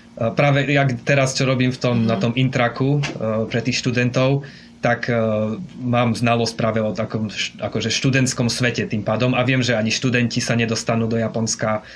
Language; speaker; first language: Slovak; native; Slovak